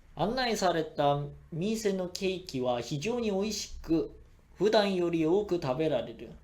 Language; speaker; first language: Japanese; non-native, fluent; Korean